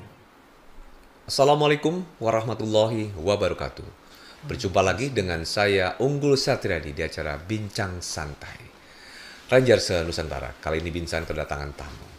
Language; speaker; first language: Indonesian; native; Indonesian